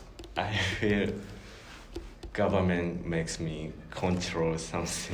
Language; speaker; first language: English; non-native, learner; Japanese